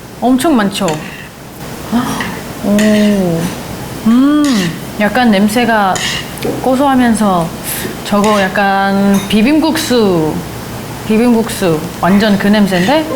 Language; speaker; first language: Korean; non-native, fluent; English